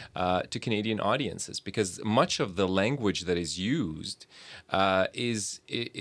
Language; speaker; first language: English; early bilingual, other home language; Arabic